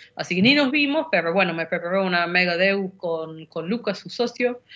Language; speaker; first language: Spanish; non-native, fluent; English